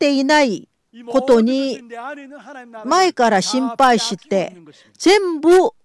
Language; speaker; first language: Japanese; non-native, fluent; Korean